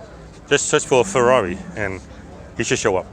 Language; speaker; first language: English; native; English